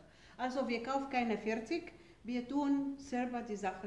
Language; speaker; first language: German; non-native, fluent; Arabic